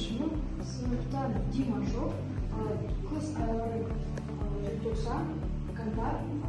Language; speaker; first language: Kazakh; non-native, learner; Russian